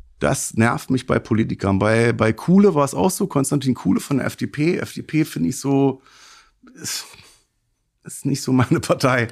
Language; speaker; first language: German; native; German